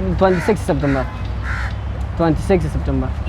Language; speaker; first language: Hindi; non-native, learner; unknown